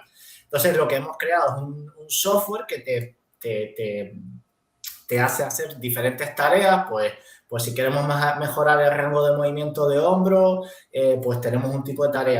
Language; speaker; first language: Spanish; native; Spanish